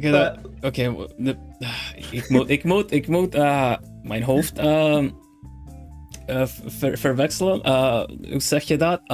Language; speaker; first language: Dutch; non-native, learner; Swedish